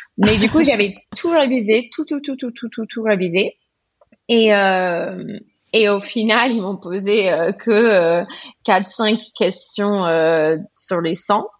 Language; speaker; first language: French; non-native, fluent; English